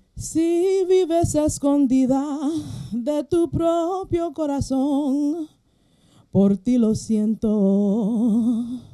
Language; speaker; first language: Spanish; early bilingual, heritage; Spanish